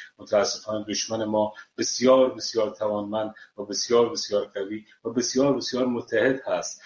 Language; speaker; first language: Persian; native; Persian